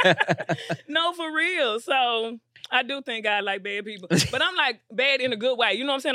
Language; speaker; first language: English; native; English